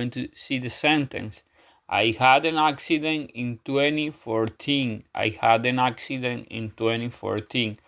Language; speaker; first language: English; non-native, fluent; Spanish